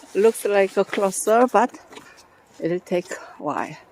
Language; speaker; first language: English; non-native, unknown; Korean